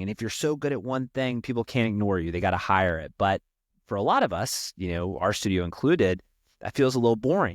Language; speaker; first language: English; native; English